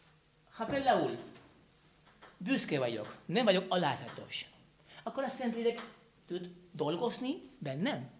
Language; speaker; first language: Hungarian; non-native, fluent; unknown